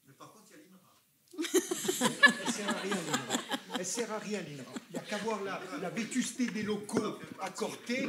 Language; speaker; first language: French; native; French